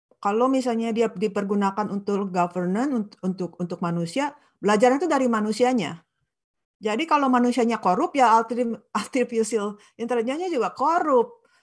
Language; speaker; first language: Indonesian; non-native, local second language; Sundanese